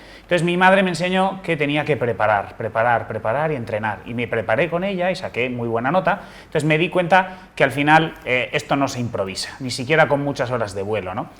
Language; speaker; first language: Spanish; native; Spanish